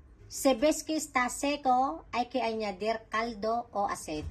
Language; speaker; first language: Spanish; non-native, fluent; Filipino